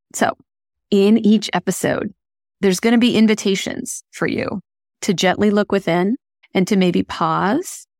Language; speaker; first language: English; early bilingual, other home language; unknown